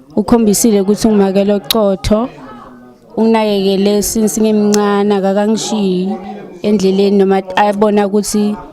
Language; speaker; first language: Zulu; non-native, local second language; Swati